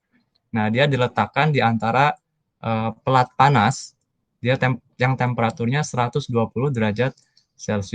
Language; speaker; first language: Indonesian; native; Indonesian